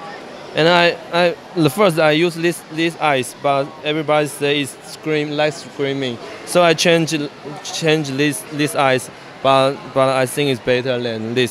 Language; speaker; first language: English; non-native, learner; Chinese